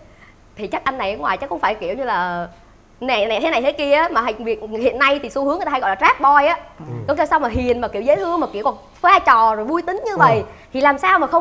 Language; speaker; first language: Vietnamese; native; Vietnamese